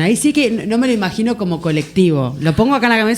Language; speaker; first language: Spanish; native; Spanish